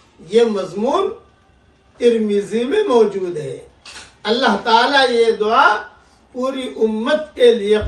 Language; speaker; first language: Urdu; non-native, local second language; Gujarati